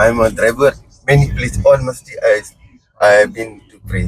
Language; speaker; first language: English; non-native, learner; Malay